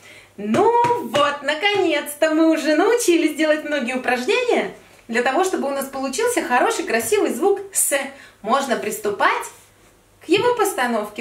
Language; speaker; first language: Russian; native; Russian